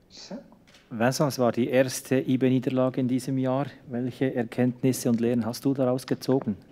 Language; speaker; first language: German; native; German